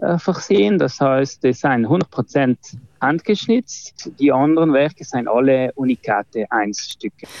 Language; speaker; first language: German; non-native, local second language; Ladin